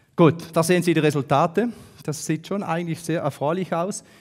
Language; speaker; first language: German; native; German